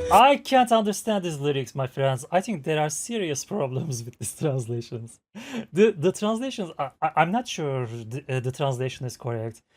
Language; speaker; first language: English; non-native, learner; Turkish